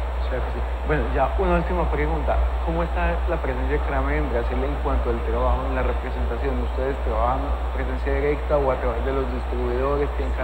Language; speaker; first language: Spanish; native; Spanish